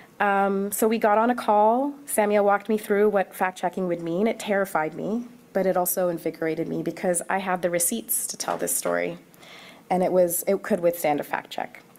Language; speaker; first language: English; early bilingual, other home language; Arabic